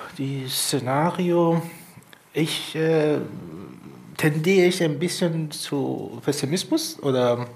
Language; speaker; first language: German; non-native, fluent; Persian